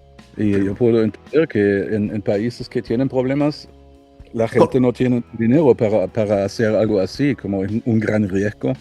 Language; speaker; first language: Spanish; non-native, learner; German